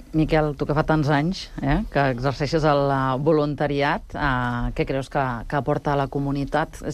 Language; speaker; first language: Catalan; native; Catalan